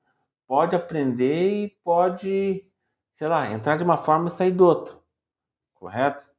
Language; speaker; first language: Portuguese; native; Portuguese